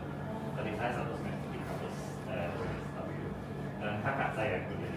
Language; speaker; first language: Indonesian; non-native, fluent; English